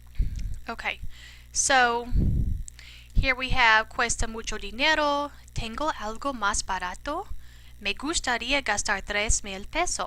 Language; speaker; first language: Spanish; non-native, fluent; English